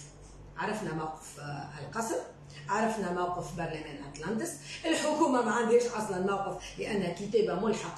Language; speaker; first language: Arabic; native; Arabic